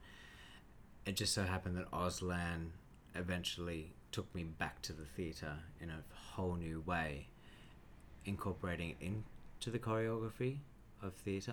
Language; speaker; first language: English; native; English